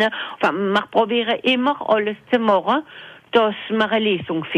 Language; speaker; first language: German; non-native, local second language; French